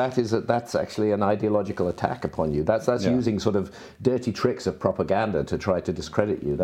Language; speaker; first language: English; native; English